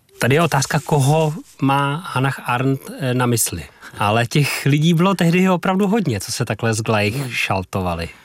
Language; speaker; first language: Czech; native; Czech